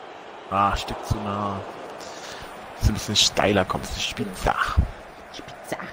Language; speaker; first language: German; native; German